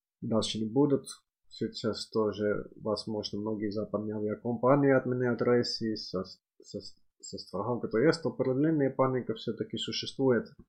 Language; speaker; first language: Russian; non-native, fluent; Finnish